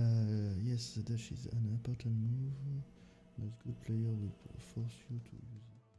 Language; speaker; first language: English; non-native, learner; French